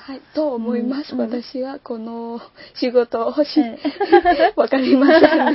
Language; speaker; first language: Japanese; non-native, learner; Vietnamese